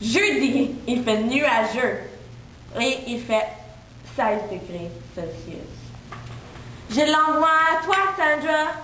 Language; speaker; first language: French; non-native, local second language; English